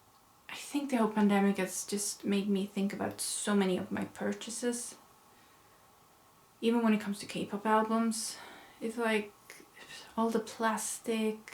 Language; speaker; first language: English; non-native, fluent; Swedish